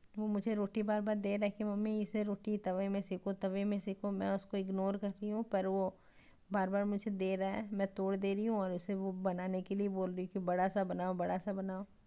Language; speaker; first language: Hindi; native; Hindi